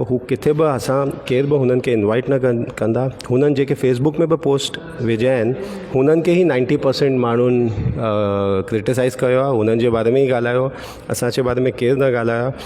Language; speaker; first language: Sindhi; early bilingual, heritage; Sindhi